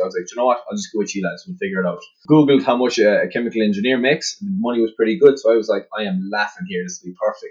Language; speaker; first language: English; native; English